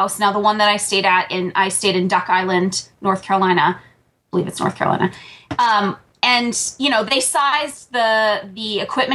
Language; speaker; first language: English; native; English